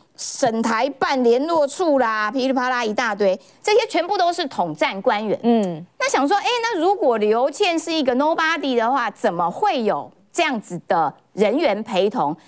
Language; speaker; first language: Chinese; native; Chinese